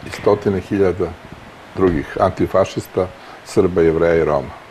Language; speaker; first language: Croatian; native; Croatian